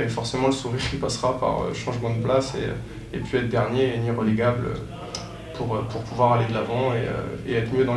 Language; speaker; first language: French; native; French